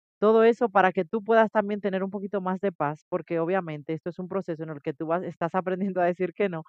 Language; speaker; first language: Spanish; native; Spanish